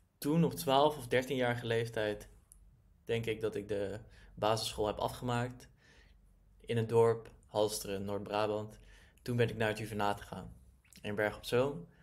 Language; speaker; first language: Dutch; native; Dutch